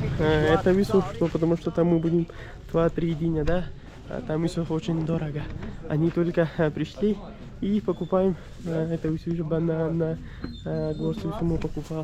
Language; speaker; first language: Russian; non-native, learner; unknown